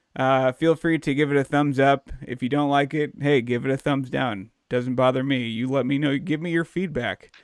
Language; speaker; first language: English; native; English